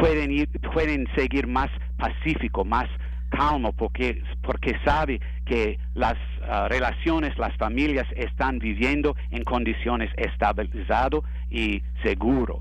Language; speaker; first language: Spanish; non-native, learner; English